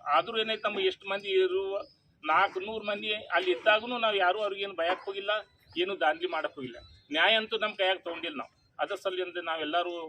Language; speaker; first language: Kannada; non-native, local second language; Urdu